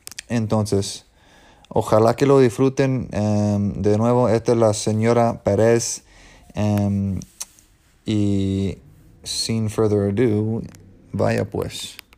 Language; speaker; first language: Spanish; non-native, fluent; English